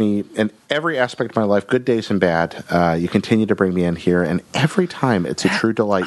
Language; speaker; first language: English; native; English